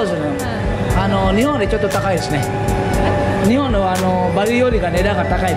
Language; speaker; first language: Japanese; non-native, fluent; Balinese